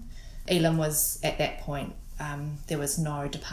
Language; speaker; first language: English; native; English